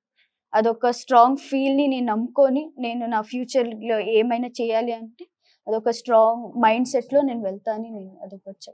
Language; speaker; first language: Telugu; non-native, local second language; Kannada